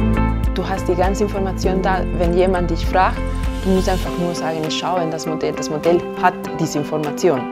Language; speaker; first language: German; non-native, fluent; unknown